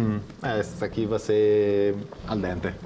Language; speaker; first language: Portuguese; non-native, fluent; Italian